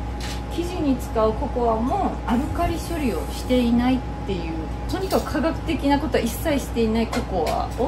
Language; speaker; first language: Japanese; native; Japanese